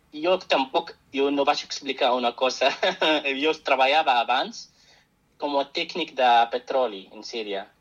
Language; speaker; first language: Catalan; non-native, fluent; Arabic